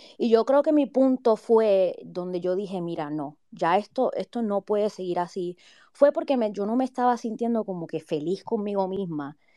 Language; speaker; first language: Spanish; native; Spanish